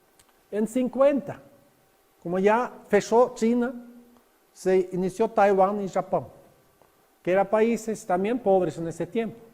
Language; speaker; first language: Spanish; non-native, learner; Norwegian